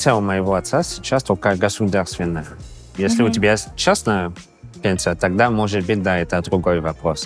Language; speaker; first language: Russian; non-native, fluent; English